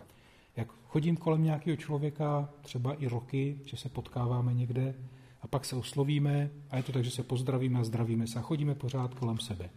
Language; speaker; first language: Czech; native; Czech